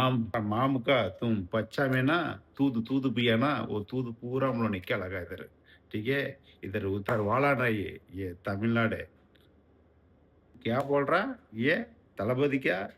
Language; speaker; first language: Hindi; non-native, local second language; Tamil